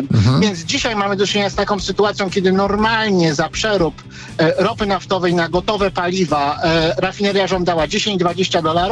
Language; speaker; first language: Polish; native; Polish